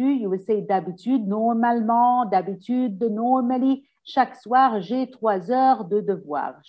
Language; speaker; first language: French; non-native, fluent; Arabic